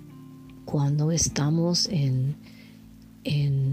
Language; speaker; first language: Spanish; non-native, learner; French